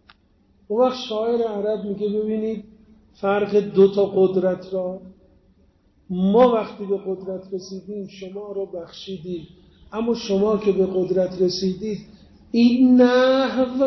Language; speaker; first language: Persian; native; Persian